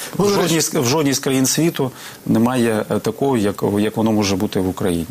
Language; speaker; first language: Ukrainian; native; Ukrainian